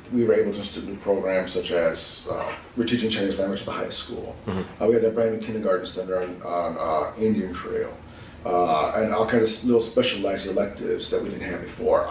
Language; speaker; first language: English; native; English